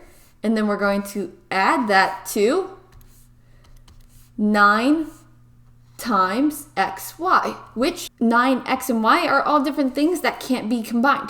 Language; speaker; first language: English; native; English